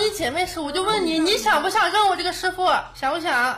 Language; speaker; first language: Chinese; native; Chinese